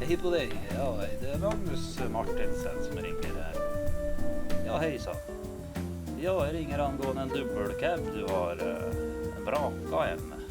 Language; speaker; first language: Swedish; non-native, learner; Norwegian